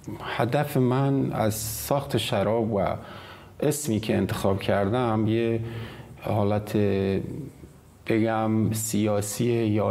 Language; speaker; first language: Persian; non-native, local second language; Kurdish